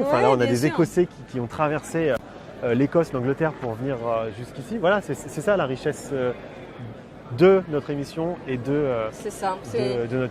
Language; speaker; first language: French; native; French